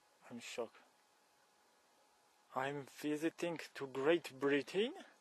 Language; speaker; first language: English; non-native, learner; Polish